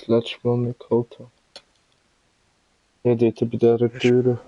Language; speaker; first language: German; native; German